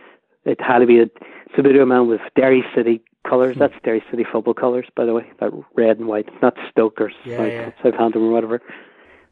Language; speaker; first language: English; native; English